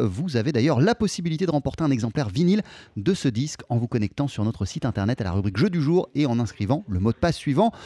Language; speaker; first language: French; native; French